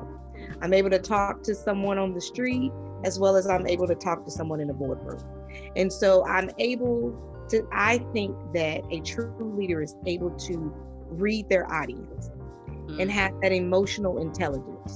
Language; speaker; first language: English; native; English